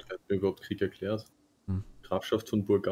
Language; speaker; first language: German; native; German